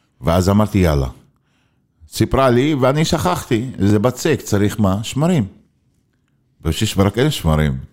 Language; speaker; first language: Hebrew; non-native, local second language; Arabic